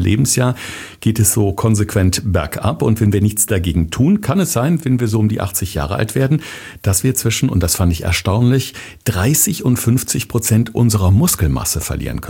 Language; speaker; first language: German; native; German